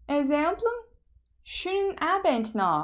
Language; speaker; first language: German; non-native, fluent; Portuguese